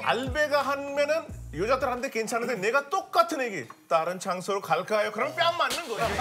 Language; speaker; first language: Korean; non-native, fluent; Hindi